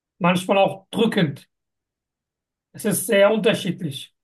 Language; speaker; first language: German; non-native, fluent; Turkish